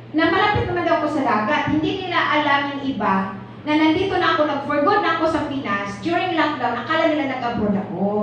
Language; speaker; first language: Filipino; non-native, local second language; Cebuano